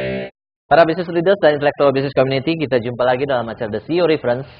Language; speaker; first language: Indonesian; native; Indonesian